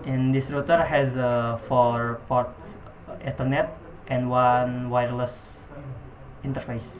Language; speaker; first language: English; non-native, learner; Indonesian